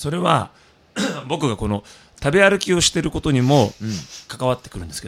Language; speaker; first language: Japanese; native; Japanese